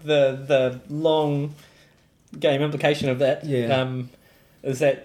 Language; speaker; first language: English; native; English